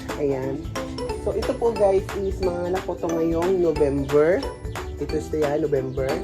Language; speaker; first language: Filipino; non-native, local second language; Cebuano